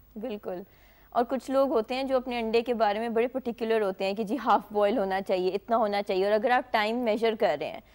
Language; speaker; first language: Hindi; native; Hindi